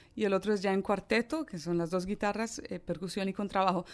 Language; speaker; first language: Spanish; early bilingual, other home language; English